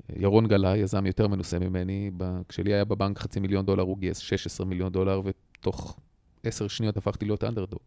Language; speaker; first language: Hebrew; native; Hebrew